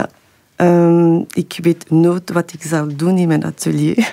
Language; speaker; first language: Dutch; non-native, local second language; French